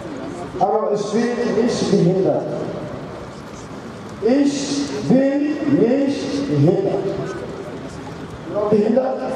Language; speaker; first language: German; non-native, learner; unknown